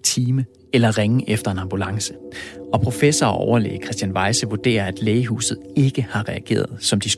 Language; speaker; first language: Danish; native; Danish